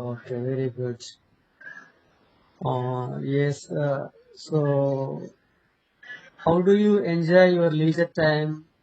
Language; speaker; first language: English; non-native, local second language; Telugu